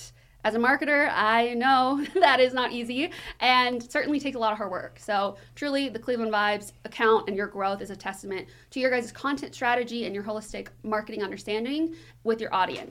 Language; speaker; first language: English; native; English